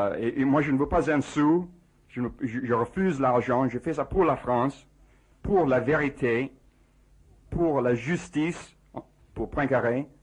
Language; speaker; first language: French; non-native, fluent; English